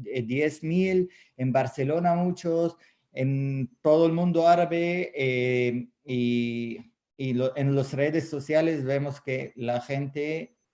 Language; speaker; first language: Spanish; non-native, fluent; Arabic